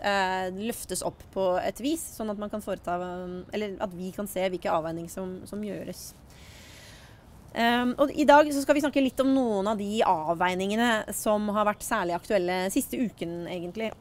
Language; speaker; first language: Norwegian; native; Norwegian